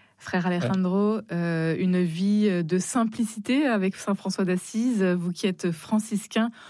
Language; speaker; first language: French; native; French